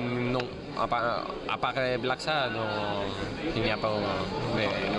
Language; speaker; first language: French; non-native, fluent; Spanish